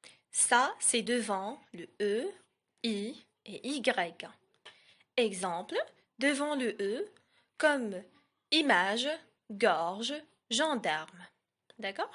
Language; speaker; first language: French; non-native, local second language; Arabic